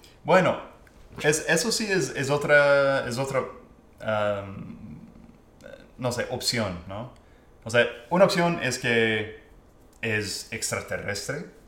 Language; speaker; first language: Spanish; non-native, fluent; English